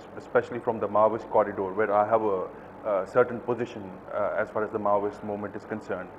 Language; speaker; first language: English; non-native, local second language; Kashmiri